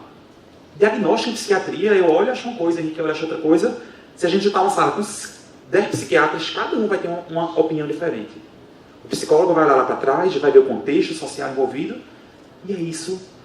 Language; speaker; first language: Portuguese; native; Portuguese